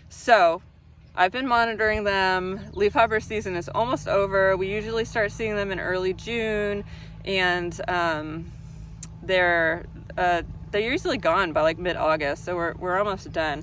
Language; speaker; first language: English; native; English